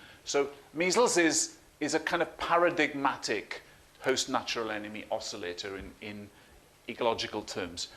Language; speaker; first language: English; native; English